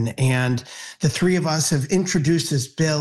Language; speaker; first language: English; native; English